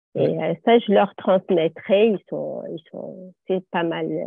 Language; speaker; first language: French; native; French